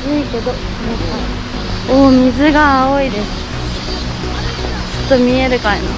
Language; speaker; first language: Japanese; native; Japanese